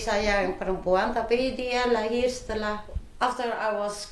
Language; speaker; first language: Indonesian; early bilingual, heritage; Indonesian